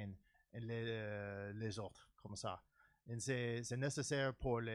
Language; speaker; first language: French; non-native, learner; English